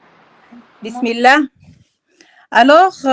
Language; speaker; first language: French; non-native, local second language; Arabic